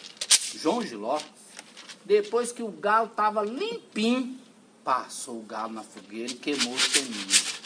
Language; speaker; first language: Portuguese; native; Portuguese